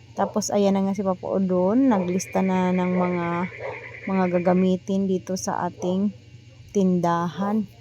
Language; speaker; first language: Filipino; native; Filipino